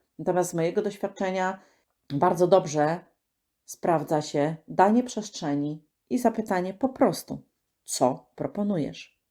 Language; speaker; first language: Polish; native; Polish